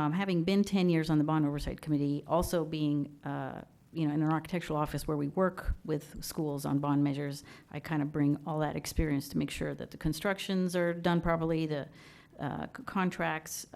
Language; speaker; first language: English; early bilingual, other home language; Persian